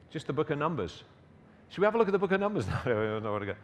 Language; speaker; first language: English; native; English